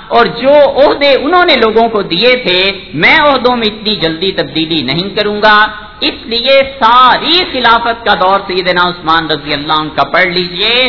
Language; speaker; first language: Urdu; native; Urdu